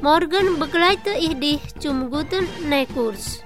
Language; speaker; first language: German; non-native, fluent; Indonesian